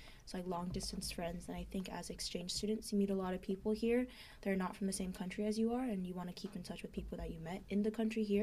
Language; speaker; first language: English; native; English